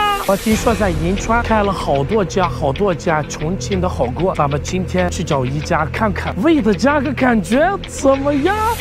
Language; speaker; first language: Chinese; non-native, fluent; Arabic